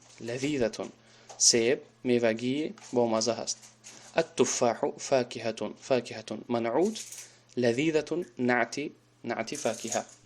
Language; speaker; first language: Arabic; non-native, fluent; Tajik